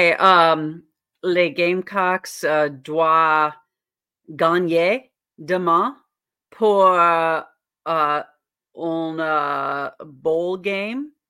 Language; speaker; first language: French; non-native, learner; English